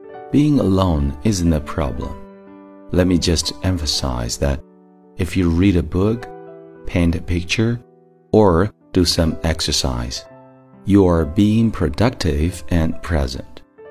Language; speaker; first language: English; non-native, fluent; Chinese